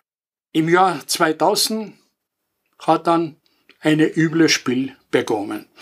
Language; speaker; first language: German; non-native, fluent; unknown